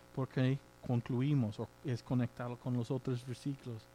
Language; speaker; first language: Spanish; non-native, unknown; English